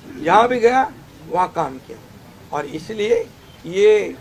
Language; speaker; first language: Hindi; non-native, local second language; Marathi